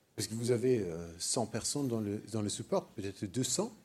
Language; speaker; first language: French; non-native, fluent; German